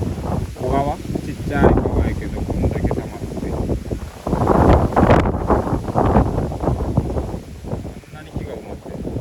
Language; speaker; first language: Japanese; native; Japanese